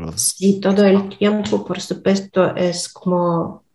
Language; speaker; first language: Spanish; non-native, fluent; Russian